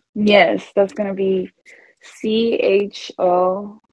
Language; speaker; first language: English; early bilingual, other home language; Spanish